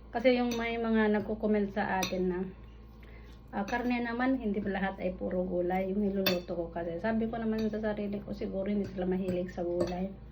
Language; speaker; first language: Filipino; non-native, local second language; Iloko